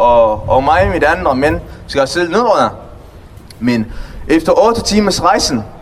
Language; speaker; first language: Danish; non-native, learner; Tigrinya